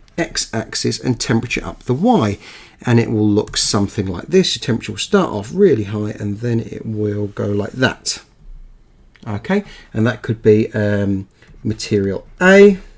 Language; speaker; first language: English; native; English